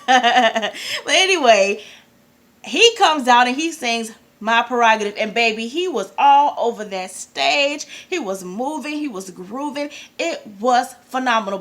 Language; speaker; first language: English; native; English